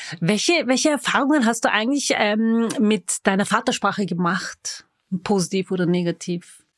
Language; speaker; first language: German; early bilingual, other home language; Turkish